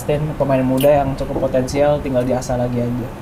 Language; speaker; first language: Indonesian; native; Indonesian